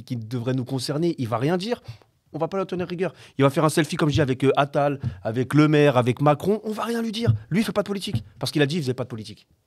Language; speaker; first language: French; native; French